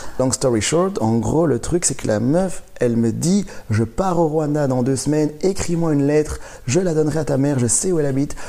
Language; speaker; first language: French; native; French